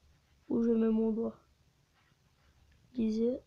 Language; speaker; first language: French; native; French